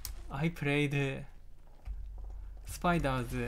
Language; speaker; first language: English; non-native, learner; Japanese